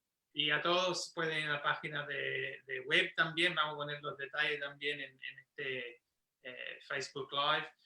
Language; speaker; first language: Spanish; non-native, fluent; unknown